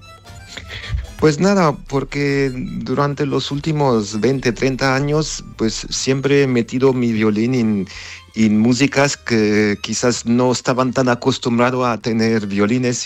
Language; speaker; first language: Spanish; non-native, fluent; Armenian